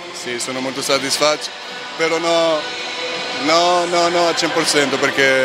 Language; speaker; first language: Italian; non-native, learner; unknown